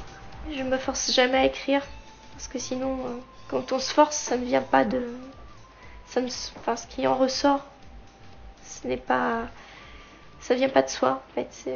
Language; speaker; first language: French; native; French